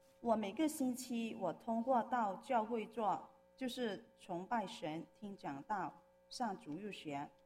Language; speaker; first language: Chinese; non-native, local second language; Cantonese